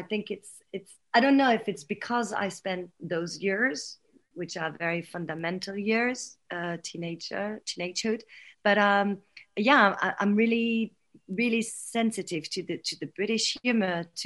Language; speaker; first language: English; non-native, fluent; French